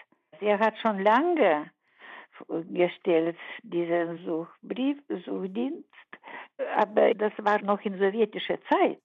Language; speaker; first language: German; early bilingual, heritage; German